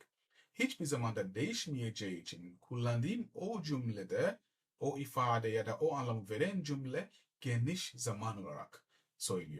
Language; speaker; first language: Turkish; non-native, learner; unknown